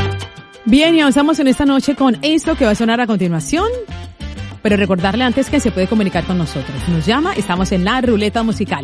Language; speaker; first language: Spanish; native; Spanish